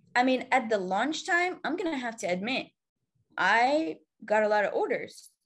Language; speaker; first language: English; non-native, fluent; Arabic